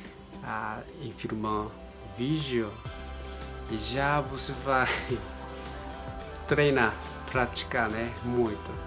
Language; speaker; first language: Portuguese; non-native, learner; Japanese